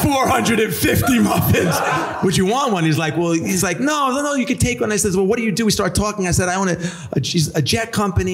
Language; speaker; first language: English; native; English